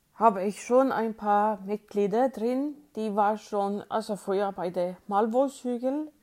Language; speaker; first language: German; non-native, fluent; Swedish